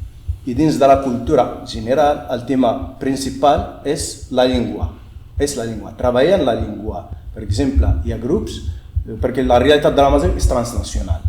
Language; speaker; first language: Catalan; non-native, fluent; Berber languages